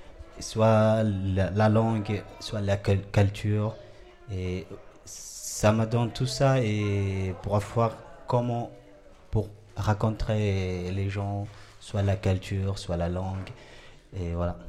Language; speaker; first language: French; non-native, learner; Somali